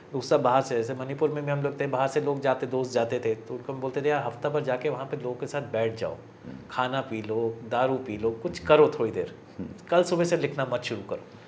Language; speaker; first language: Hindi; native; Hindi